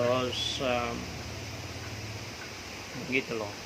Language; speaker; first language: Indonesian; non-native, fluent; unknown